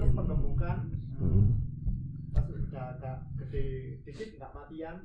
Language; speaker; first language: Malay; non-native, local second language; Javanese